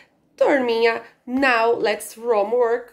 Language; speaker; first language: English; non-native, learner; Portuguese